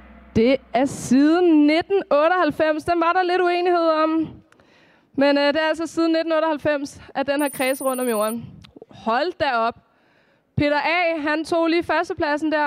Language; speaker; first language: Danish; native; Danish